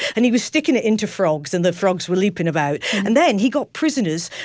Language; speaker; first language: English; native; English